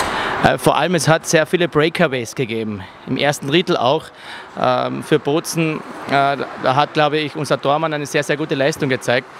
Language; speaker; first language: German; native; German